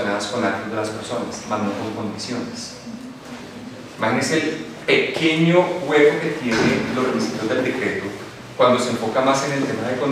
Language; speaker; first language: Spanish; native; Spanish